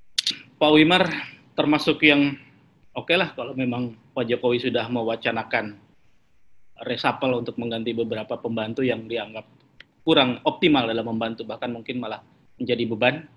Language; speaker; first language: Indonesian; native; Indonesian